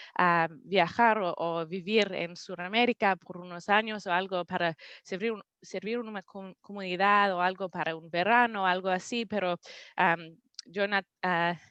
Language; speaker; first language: Spanish; non-native, learner; English